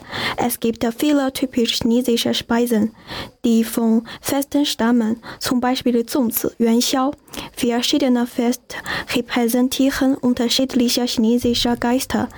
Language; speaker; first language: German; non-native, learner; Chinese